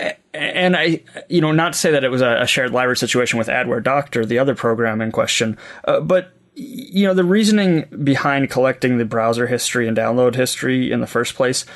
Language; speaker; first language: English; native; English